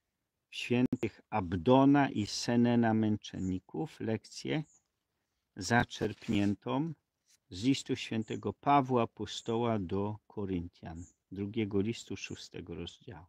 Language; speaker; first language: Polish; native; Polish